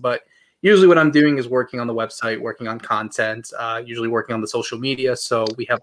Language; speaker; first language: English; native; English